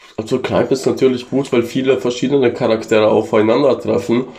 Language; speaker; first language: German; native; German